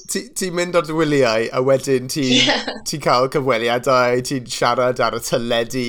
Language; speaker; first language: Welsh; non-native, learner; English